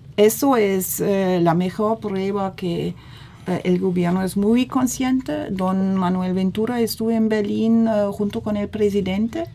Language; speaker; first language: Spanish; non-native, fluent; German